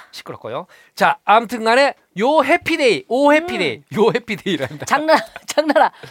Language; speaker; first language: Korean; native; Korean